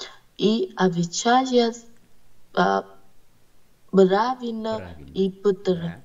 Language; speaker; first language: Russian; non-native, learner; Vietnamese